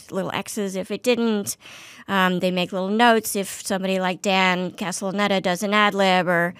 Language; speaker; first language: English; native; English